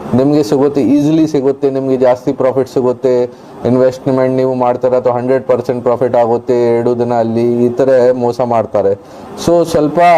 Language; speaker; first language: Kannada; non-native, local second language; Hindi